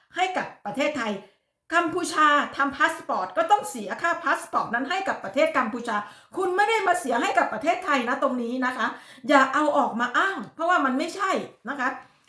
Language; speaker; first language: Thai; native; Thai